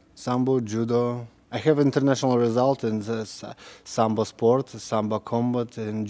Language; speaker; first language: English; non-native, learner; Russian